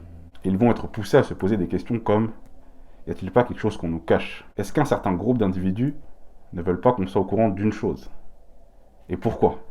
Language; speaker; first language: French; native; French